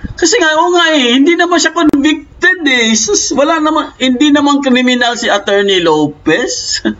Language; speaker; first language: Filipino; non-native, local second language; Cebuano